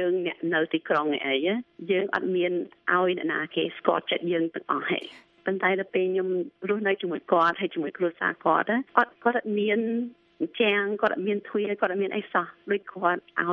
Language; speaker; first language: Khmer; early bilingual, other home language; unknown